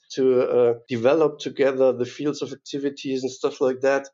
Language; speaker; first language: English; non-native, fluent; German